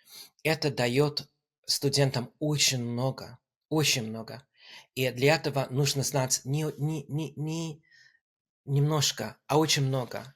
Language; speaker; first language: Russian; non-native, fluent; English